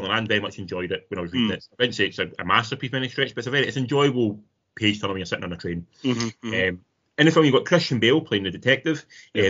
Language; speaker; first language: English; native; English